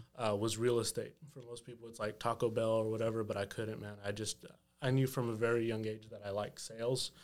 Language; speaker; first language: English; native; English